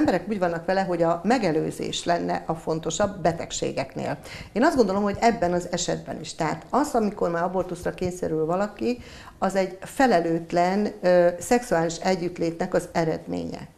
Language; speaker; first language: Hungarian; native; Hungarian